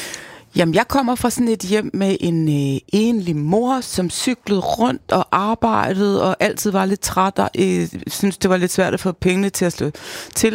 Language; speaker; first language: Danish; native; Danish